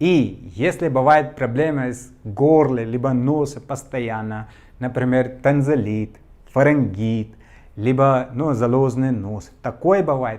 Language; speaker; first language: Russian; non-native, learner; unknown